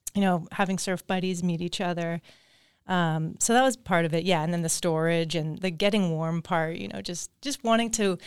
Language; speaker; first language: English; native; English